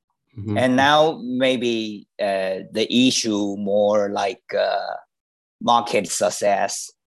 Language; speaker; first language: English; non-native, learner; Chinese